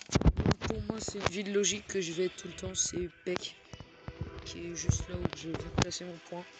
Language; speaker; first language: French; native; French